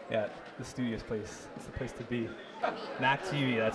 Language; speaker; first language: English; native; English